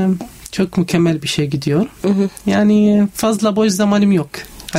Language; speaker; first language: Turkish; non-native, fluent; Arabic